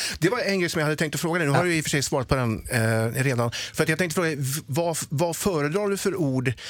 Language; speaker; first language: Swedish; native; Swedish